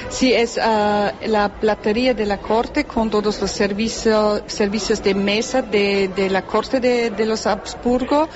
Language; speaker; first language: Spanish; non-native, fluent; German